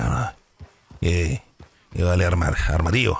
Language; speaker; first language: Spanish; non-native, learner; French